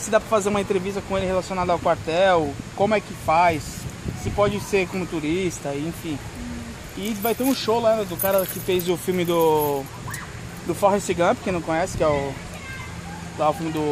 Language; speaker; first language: Portuguese; native; Portuguese